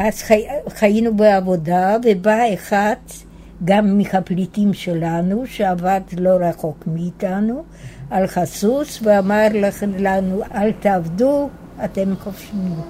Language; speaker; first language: Hebrew; non-native, fluent; Yiddish